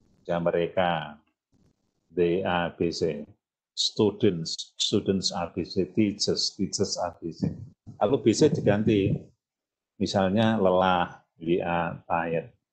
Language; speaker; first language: English; non-native, fluent; Indonesian